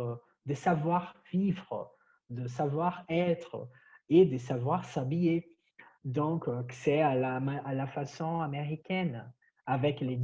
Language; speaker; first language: French; non-native, fluent; Portuguese